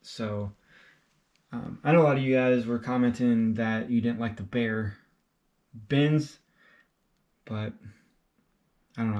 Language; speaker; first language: English; native; English